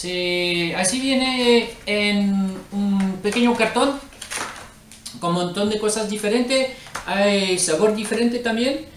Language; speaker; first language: Spanish; non-native, learner; French